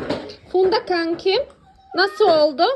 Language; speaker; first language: Turkish; non-native, fluent; Bosnian